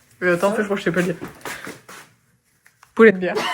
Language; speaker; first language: French; native; French